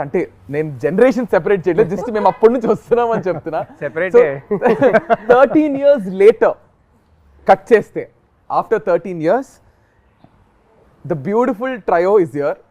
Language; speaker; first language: Telugu; native; Telugu